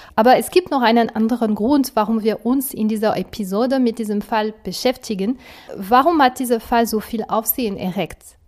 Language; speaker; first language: German; non-native, fluent; French